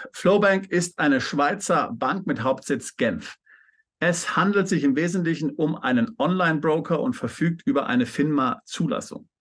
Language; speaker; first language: German; native; German